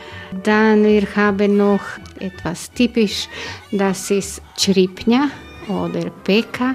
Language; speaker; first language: German; non-native, learner; Croatian